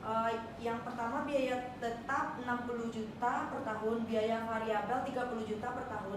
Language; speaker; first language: Indonesian; native; Indonesian